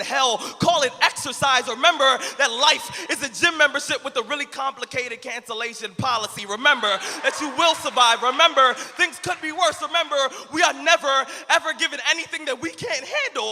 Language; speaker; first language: English; native; English